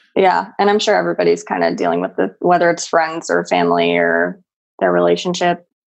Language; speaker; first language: English; early bilingual, other home language; Spanish